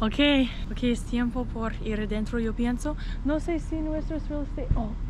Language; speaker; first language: Spanish; non-native, learner; English